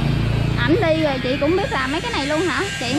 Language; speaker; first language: Vietnamese; native; Vietnamese